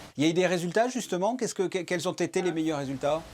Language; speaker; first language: French; native; French